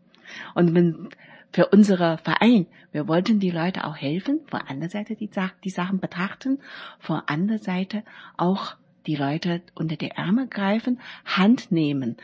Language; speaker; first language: German; non-native, learner; Chinese